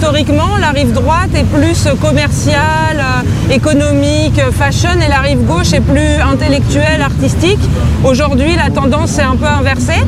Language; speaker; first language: French; native; French